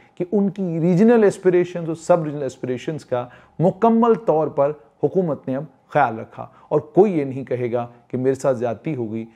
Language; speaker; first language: Hindi; non-native, local second language; Kashmiri